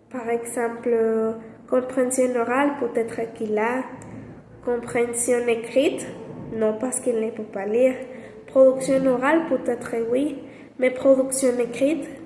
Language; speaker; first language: French; non-native, learner; Spanish